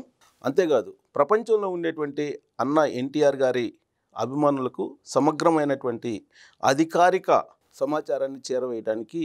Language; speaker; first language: Telugu; native; Telugu